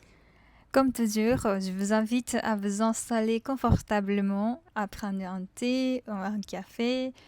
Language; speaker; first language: French; non-native, fluent; Japanese